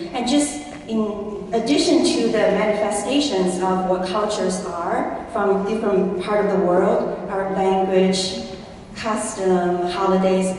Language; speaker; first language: English; early bilingual, other home language; Chinese